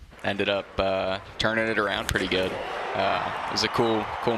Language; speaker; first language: English; native; English